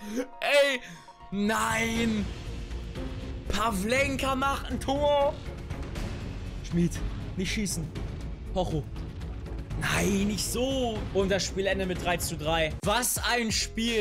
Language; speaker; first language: German; native; German